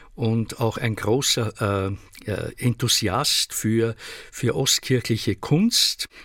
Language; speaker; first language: German; native; German